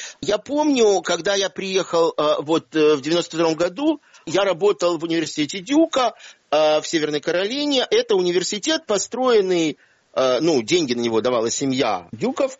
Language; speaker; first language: Russian; native; Russian